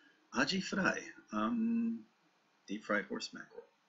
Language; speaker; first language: Japanese; non-native, learner; English